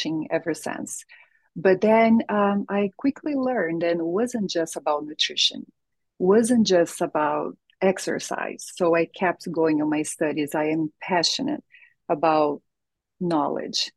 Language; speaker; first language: English; non-native, fluent; Portuguese